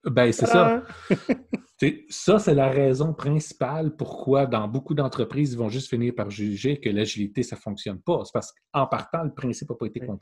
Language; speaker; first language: French; native; French